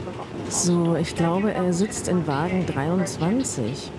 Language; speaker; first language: German; native; German